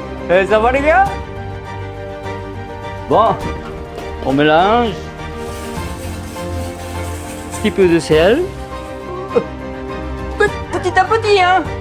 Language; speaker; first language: French; non-native, learner; Japanese